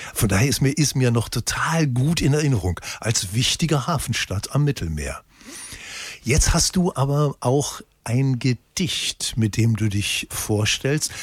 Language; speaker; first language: German; native; German